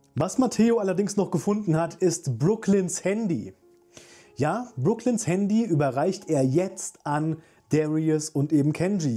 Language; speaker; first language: German; native; German